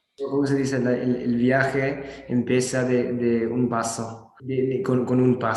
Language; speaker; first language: Spanish; non-native, learner; English